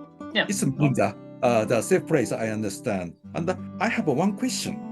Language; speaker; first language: English; non-native, learner; Japanese